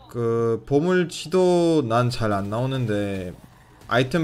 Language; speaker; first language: Korean; non-native, fluent; Russian